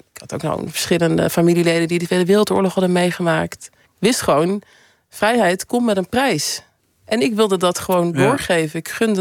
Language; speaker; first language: Dutch; native; Dutch